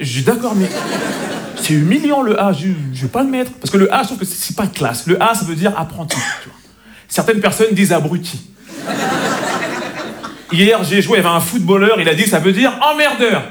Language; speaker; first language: French; native; French